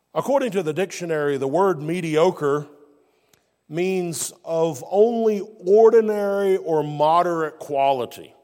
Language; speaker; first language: English; native; English